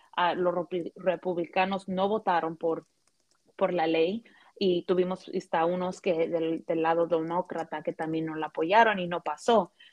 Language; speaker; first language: Spanish; early bilingual, heritage; Spanish